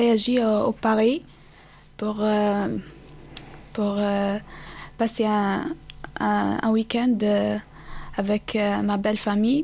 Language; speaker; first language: French; non-native, learner; Arabic